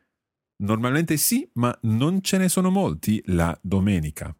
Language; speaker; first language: Italian; non-native, fluent; English